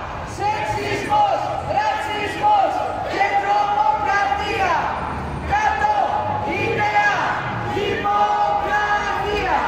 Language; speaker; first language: Greek; native; Greek